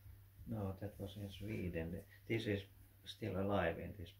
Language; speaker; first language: English; non-native, learner; Finnish